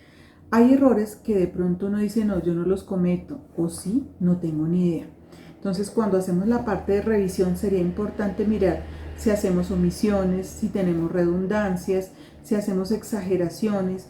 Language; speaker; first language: Spanish; native; Spanish